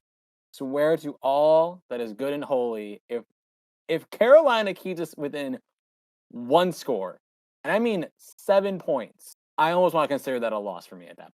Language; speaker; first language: English; native; English